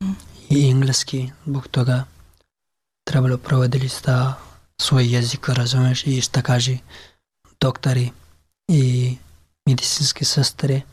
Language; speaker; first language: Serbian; non-native, learner; Pashto